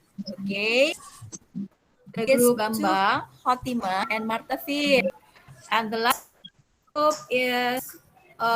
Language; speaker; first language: English; non-native, fluent; Indonesian